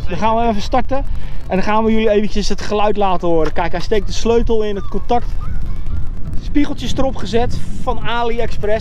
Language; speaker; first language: Dutch; native; Dutch